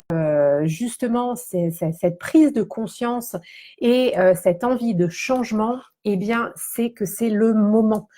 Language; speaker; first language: French; native; French